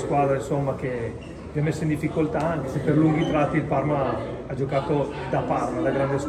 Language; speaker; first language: Italian; native; Italian